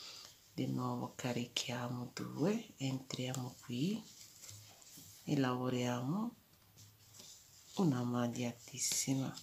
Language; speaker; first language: Italian; non-native, fluent; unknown